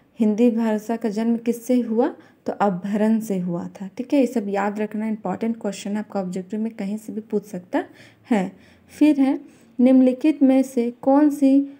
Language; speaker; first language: Hindi; native; Hindi